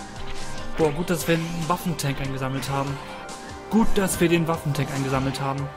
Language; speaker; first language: German; native; German